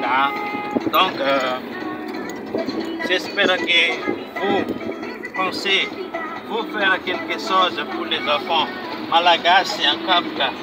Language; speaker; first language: French; non-native, local second language; Malagasy